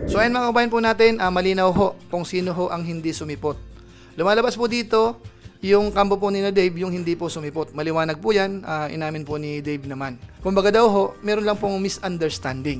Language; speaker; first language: Filipino; native; Filipino